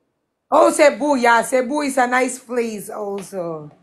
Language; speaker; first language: English; non-native, learner; Filipino